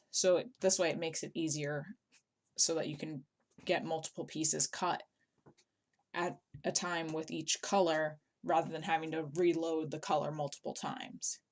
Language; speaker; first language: English; native; English